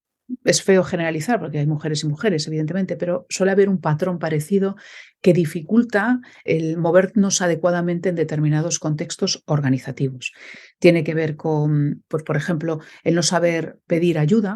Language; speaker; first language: Spanish; native; Spanish